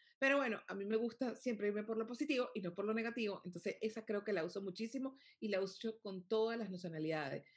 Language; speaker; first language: Spanish; native; Spanish